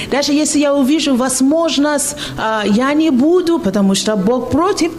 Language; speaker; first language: Russian; non-native, fluent; Yoruba